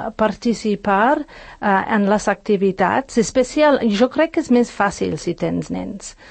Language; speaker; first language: Catalan; non-native, fluent; English